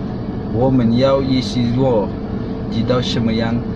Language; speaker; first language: Chinese; non-native, learner; Malay